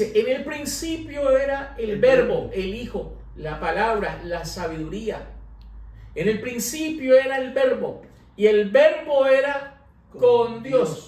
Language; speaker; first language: Spanish; native; Spanish